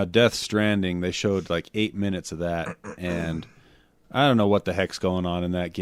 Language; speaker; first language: English; native; English